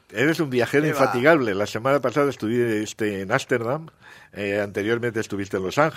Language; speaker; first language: Spanish; native; Spanish